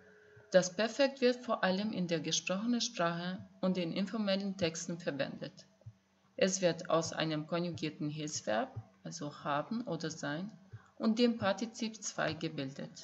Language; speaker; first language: German; non-native, fluent; Albanian